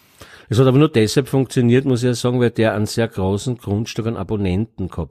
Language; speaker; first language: German; native; German